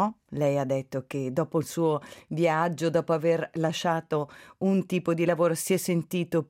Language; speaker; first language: Italian; native; Italian